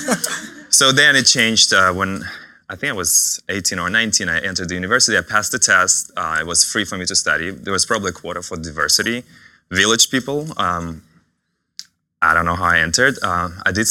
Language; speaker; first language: English; non-native, fluent; Russian